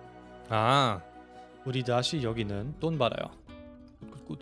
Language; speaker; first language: Korean; non-native, fluent; German